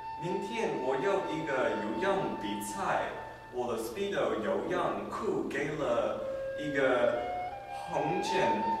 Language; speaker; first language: Chinese; non-native, learner; English